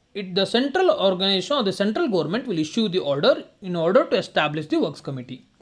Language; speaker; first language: English; non-native, local second language; Kannada